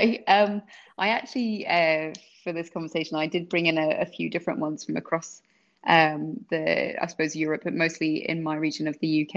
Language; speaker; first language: English; native; English